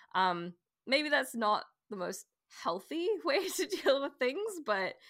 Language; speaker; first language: English; native; English